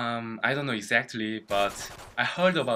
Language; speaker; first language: English; non-native, learner; Korean